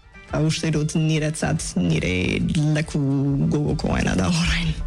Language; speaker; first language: Basque; non-native, fluent; English